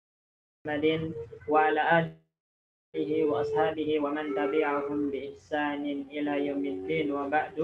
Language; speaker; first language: Arabic; non-native, fluent; Indonesian